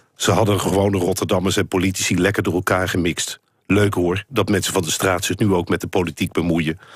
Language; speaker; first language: Dutch; native; Dutch